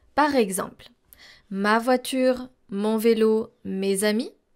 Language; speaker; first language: French; native; French